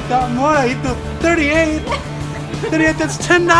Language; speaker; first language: Indonesian; non-native, learner; English